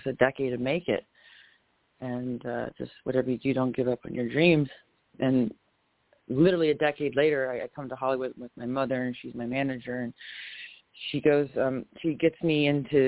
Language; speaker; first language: English; native; English